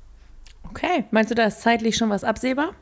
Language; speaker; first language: German; native; German